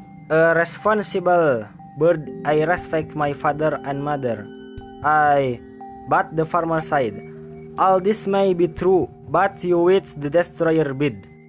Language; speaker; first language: English; non-native, learner; Indonesian